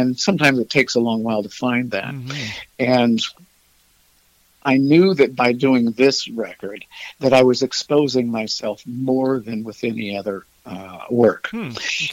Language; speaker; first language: English; native; English